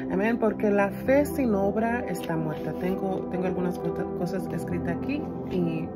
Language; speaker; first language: Spanish; early bilingual, other home language; English